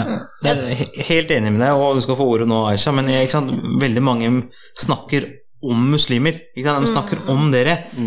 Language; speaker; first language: Norwegian; early bilingual, other home language; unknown